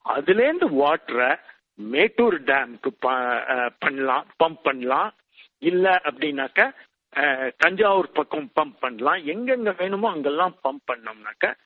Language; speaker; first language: Tamil; native; Tamil